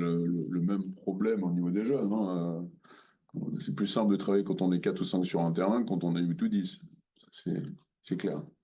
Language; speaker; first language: French; native; French